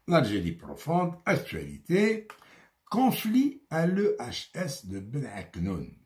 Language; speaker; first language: French; non-native, local second language; Arabic